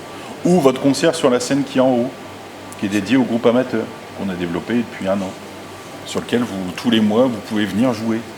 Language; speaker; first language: French; native; French